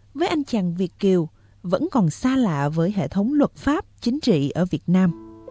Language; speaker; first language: Vietnamese; native; Vietnamese